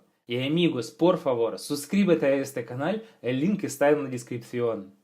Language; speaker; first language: Spanish; non-native, fluent; Russian